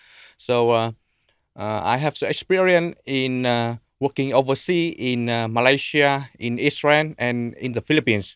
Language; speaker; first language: English; non-native, learner; Vietnamese